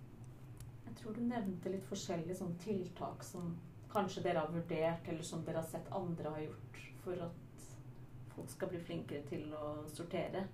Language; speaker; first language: Norwegian; native; Norwegian